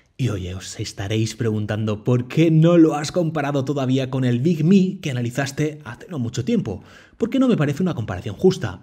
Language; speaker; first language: Spanish; native; Spanish